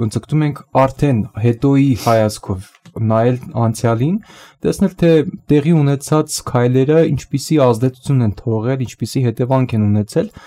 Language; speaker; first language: Armenian; native; Armenian